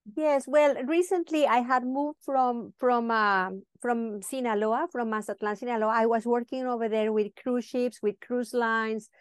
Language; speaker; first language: English; non-native, fluent; Spanish